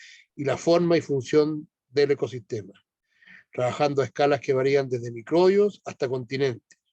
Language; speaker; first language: Spanish; native; Spanish